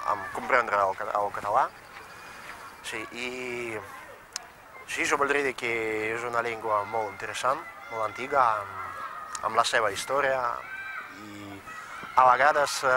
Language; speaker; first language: Catalan; non-native, fluent; Russian